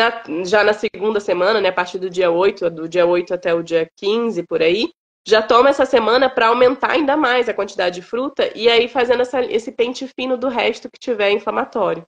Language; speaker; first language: Portuguese; native; Portuguese